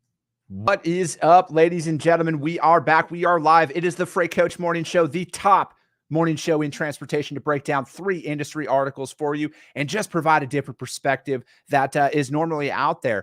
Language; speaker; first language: English; native; English